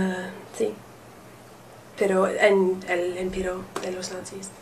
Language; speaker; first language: Spanish; non-native, learner; English